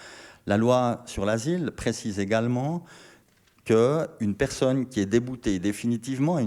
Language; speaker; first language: French; native; French